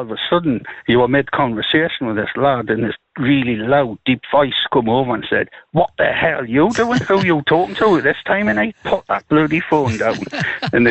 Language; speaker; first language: English; native; English